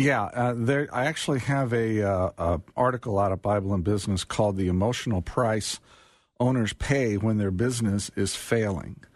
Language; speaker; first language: English; native; English